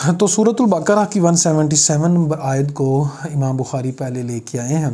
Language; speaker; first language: Urdu; non-native, local second language; Punjabi